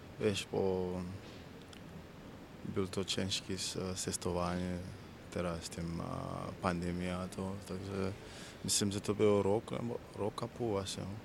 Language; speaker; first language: Czech; non-native, learner; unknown